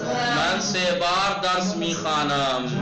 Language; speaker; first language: Persian; non-native, fluent; Urdu